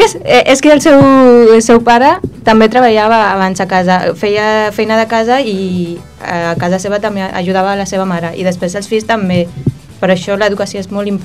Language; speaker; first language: Catalan; early bilingual, other home language; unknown